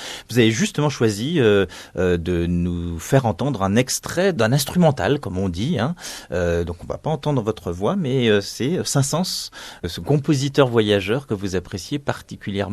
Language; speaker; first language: French; native; French